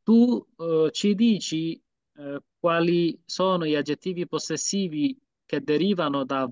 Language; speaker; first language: Italian; non-native, fluent; Bangla